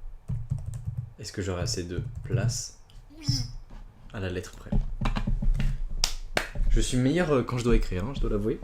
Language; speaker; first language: French; native; French